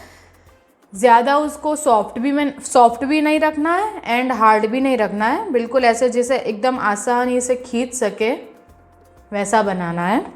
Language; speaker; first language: Hindi; non-native, local second language; Gujarati